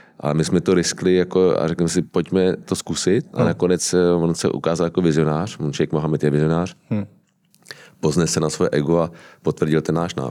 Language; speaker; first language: Czech; native; Czech